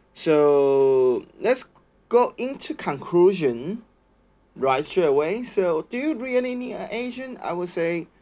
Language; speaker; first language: English; non-native, learner; Chinese